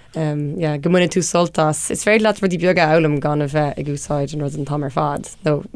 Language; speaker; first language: Irish; non-native, local second language; English